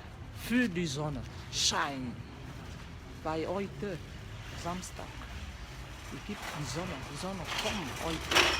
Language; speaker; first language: German; non-native, learner; French